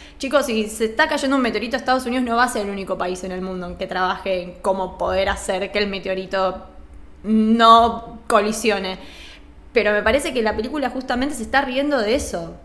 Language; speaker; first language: Spanish; native; Spanish